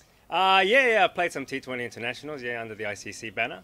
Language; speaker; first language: English; native; English